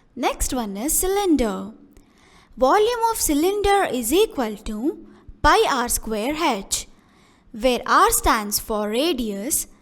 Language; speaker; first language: English; non-native, local second language; Kannada